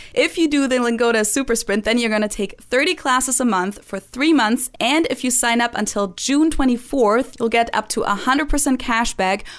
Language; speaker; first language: English; non-native, fluent; German